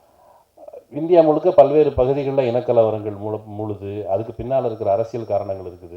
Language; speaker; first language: Tamil; native; Tamil